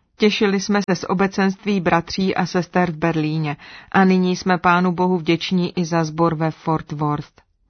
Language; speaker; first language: Czech; native; Czech